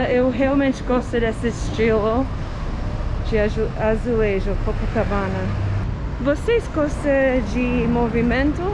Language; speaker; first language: Portuguese; non-native, fluent; English